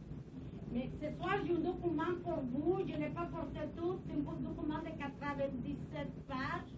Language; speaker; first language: French; non-native, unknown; Spanish